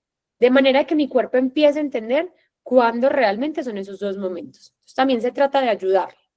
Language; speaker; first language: Spanish; native; Spanish